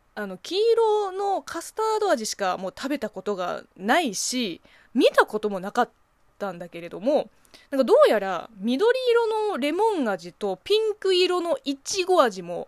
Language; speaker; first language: Japanese; non-native, fluent; Chinese